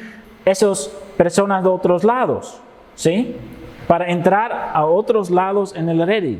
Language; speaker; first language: Spanish; non-native, fluent; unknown